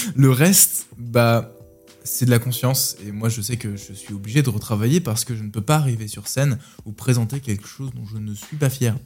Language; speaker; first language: French; native; French